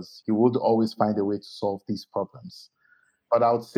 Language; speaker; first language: English; non-native, local second language; Yoruba